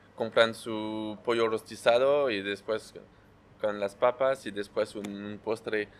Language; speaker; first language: Spanish; non-native, fluent; French